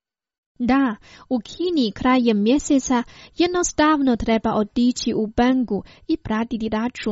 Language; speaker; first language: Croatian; non-native, fluent; Chinese